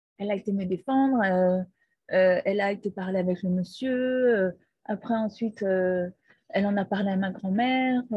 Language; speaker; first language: French; non-native, fluent; Portuguese